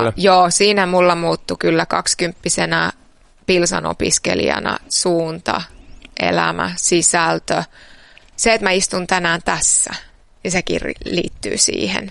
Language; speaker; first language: Finnish; native; Finnish